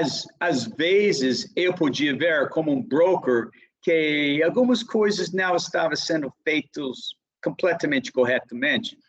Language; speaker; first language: Portuguese; non-native, fluent; English